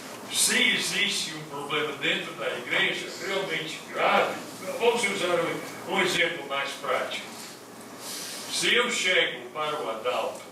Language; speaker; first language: Portuguese; non-native, fluent; English